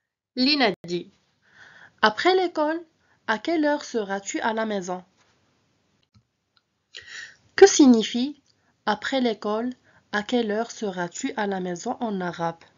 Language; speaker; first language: French; non-native, local second language; Arabic